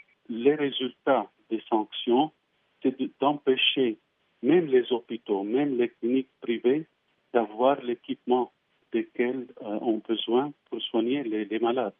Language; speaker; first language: French; non-native, fluent; Arabic